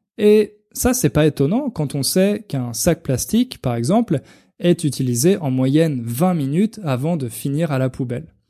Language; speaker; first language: French; native; French